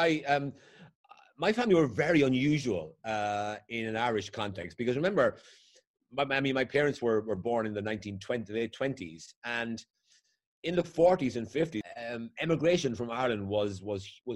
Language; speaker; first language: English; native; English